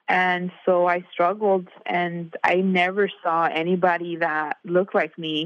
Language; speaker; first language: English; native; English